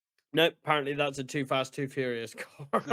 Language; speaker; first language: English; native; English